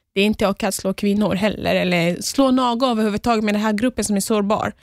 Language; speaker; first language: Swedish; non-native, fluent; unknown